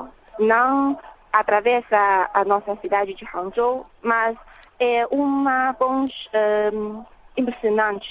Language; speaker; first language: Portuguese; non-native, fluent; Chinese